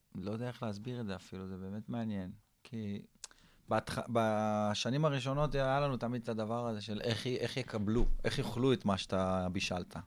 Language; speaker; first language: Hebrew; early bilingual, other home language; English